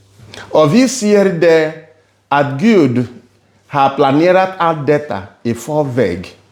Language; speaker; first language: Swedish; non-native, fluent; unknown